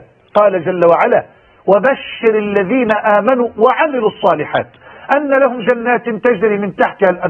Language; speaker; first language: Arabic; native; Arabic